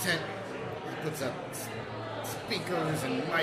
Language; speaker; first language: English; native; English